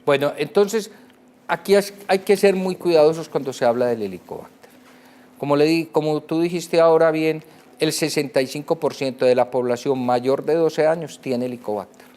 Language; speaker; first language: Spanish; native; Spanish